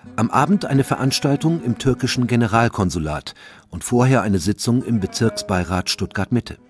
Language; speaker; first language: German; native; German